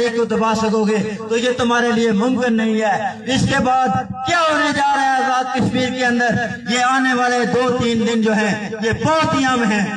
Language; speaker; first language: Urdu; non-native, local second language; Pahari-Potwari